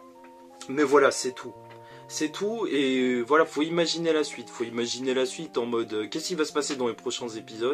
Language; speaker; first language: French; native; French